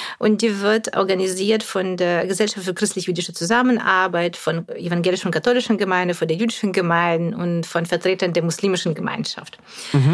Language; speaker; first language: German; non-native, fluent; Russian